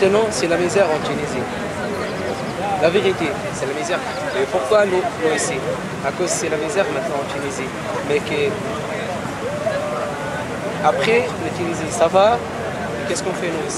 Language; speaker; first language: French; non-native, learner; Arabic